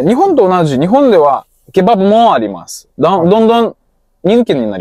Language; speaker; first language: Japanese; non-native, learner; Russian